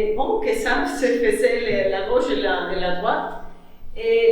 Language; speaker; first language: French; non-native, fluent; Spanish